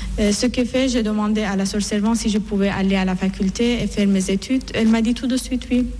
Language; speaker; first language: French; non-native, fluent; Persian